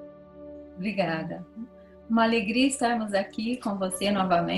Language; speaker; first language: Portuguese; non-native, fluent; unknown